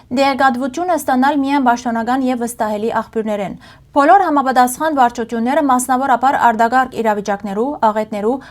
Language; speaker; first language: Armenian; early bilingual, heritage; Armenian